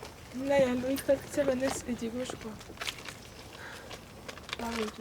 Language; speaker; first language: French; native; French